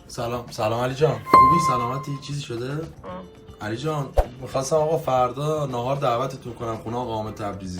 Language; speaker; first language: Persian; native; Persian